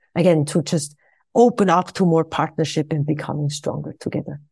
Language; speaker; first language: English; non-native, fluent; Swiss German